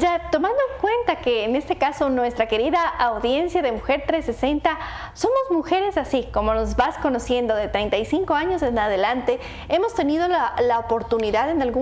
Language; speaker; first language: Spanish; native; Spanish